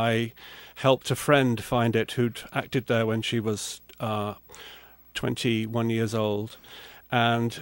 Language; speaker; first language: English; native; English